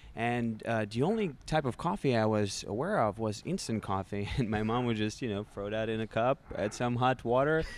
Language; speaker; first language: English; non-native, fluent; Russian